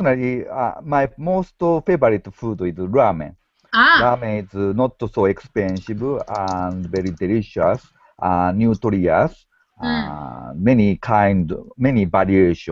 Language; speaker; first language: English; non-native, learner; Japanese